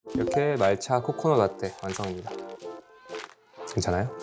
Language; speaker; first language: Korean; native; Korean